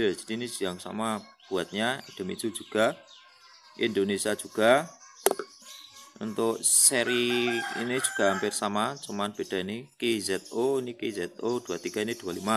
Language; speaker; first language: Indonesian; native; Indonesian